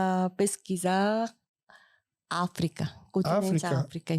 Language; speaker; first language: Portuguese; non-native, fluent; Korean